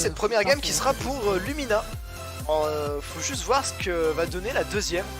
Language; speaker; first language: French; native; French